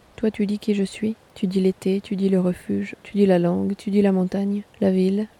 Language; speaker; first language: French; non-native, fluent; Chinese